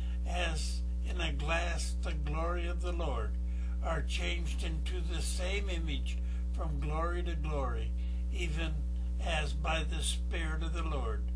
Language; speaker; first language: English; native; English